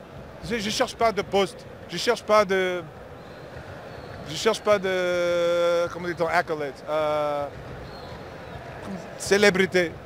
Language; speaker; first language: French; non-native, fluent; English